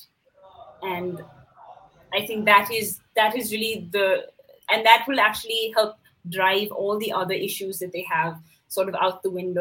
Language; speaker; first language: English; non-native, local second language; Hindi